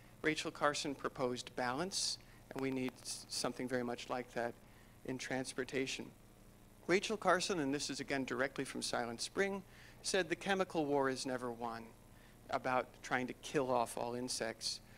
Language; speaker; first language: English; native; English